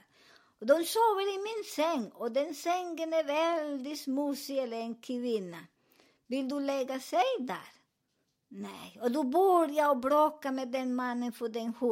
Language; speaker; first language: Swedish; non-native, learner; Spanish